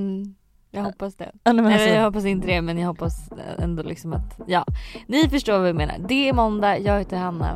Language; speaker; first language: Swedish; native; Swedish